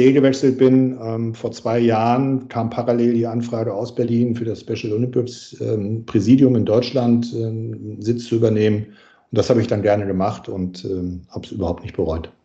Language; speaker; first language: German; native; German